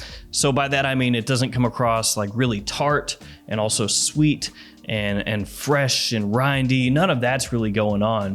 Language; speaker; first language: English; native; English